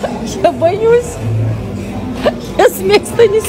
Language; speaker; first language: Russian; non-native, local second language; Uzbek